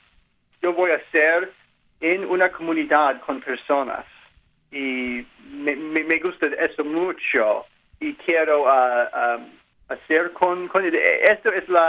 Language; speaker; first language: Spanish; non-native, learner; English